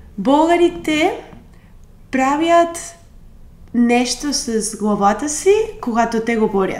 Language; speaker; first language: Bulgarian; non-native, learner; Spanish